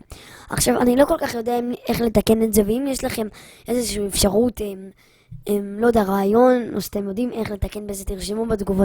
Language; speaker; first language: Hebrew; native; Hebrew